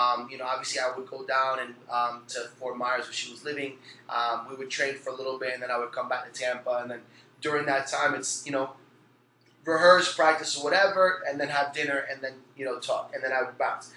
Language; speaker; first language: English; early bilingual, other home language; Spanish